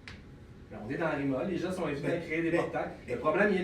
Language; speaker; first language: French; native; French